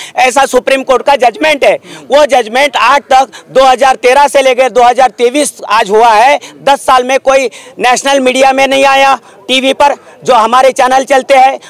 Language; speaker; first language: Hindi; non-native, local second language; Marathi